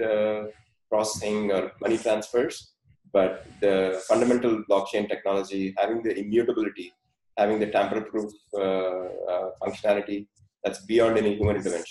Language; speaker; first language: English; non-native, fluent; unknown